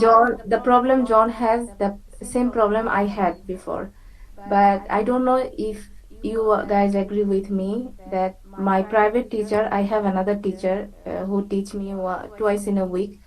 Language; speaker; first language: English; non-native, fluent; Bangla